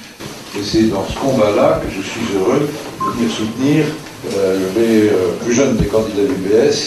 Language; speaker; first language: French; native; French